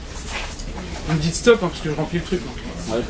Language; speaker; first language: French; non-native, fluent; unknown